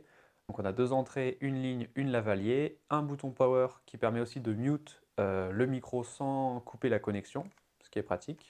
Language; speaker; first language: French; native; French